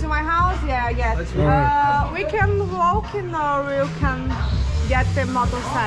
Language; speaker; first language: English; non-native, learner; Portuguese